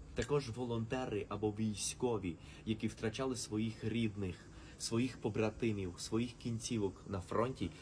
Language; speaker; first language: Ukrainian; early bilingual, heritage; Spanish